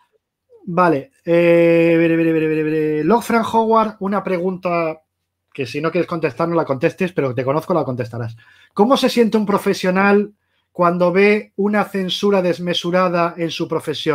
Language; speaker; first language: Spanish; native; Spanish